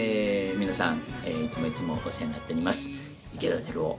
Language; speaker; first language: Japanese; native; Japanese